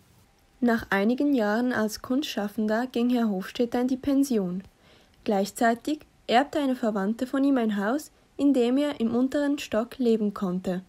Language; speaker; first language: German; native; German